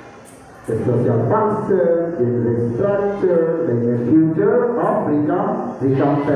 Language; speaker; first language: English; non-native, local second language; Indonesian